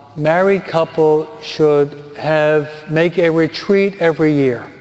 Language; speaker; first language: English; native; English